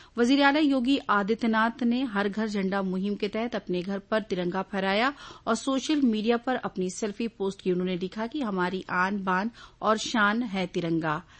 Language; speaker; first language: Urdu; native; Urdu